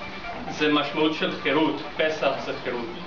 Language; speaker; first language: Hebrew; non-native, fluent; English